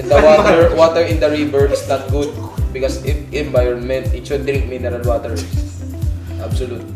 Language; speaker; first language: English; non-native, learner; Filipino